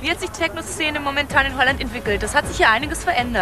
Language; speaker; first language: German; native; German